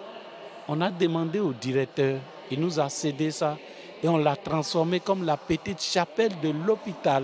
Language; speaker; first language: French; non-native, local second language; Fon